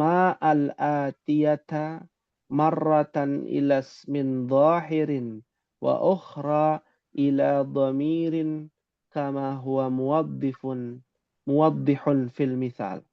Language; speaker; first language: Arabic; non-native, fluent; Indonesian